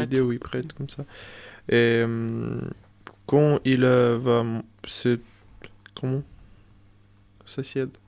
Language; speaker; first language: French; non-native, learner; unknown